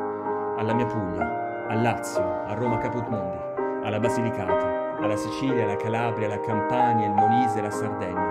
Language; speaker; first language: Italian; native; Italian